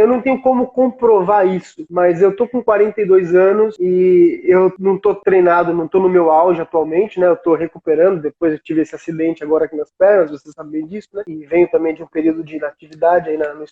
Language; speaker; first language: Portuguese; native; Portuguese